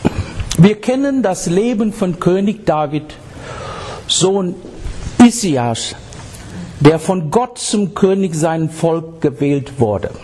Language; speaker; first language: German; non-native, learner; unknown